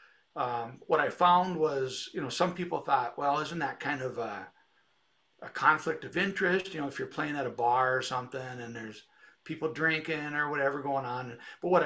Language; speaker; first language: English; native; English